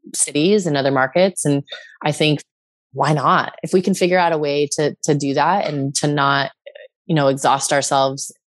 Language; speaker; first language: English; native; English